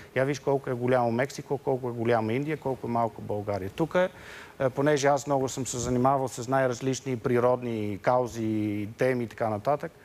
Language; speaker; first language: Bulgarian; non-native, fluent; Dutch